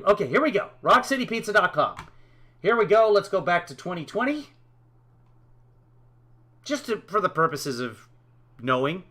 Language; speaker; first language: English; native; English